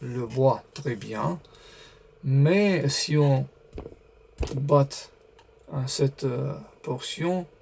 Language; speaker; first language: French; non-native, learner; Romanian